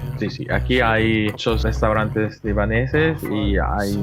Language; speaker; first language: Spanish; non-native, fluent; Arabic